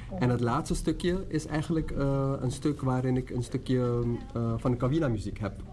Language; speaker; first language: Dutch; native; Dutch